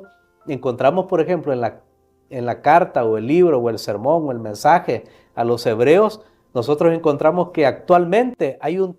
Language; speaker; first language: Spanish; native; Spanish